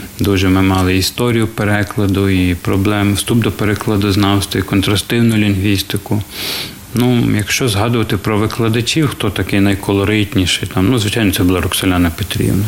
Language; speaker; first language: Ukrainian; native; Ukrainian